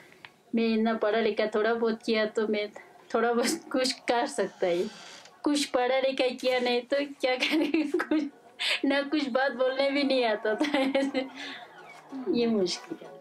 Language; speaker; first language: Hindi; non-native, local second language; Ladakhi